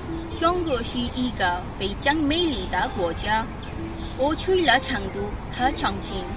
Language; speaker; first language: Chinese; non-native, learner; Bangla